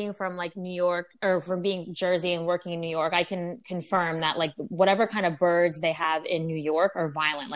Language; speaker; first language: English; native; English